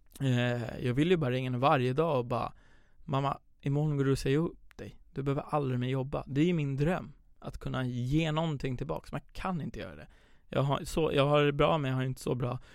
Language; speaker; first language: Swedish; early bilingual, other home language; Persian